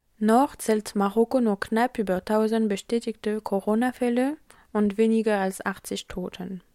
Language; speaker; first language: German; non-native, fluent; French